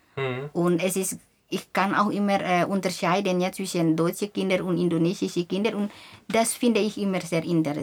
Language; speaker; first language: German; non-native, fluent; Indonesian